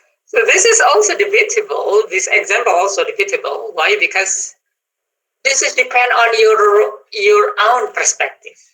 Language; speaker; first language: English; non-native, fluent; Indonesian